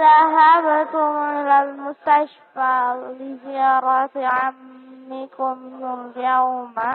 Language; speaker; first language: Arabic; non-native, learner; Indonesian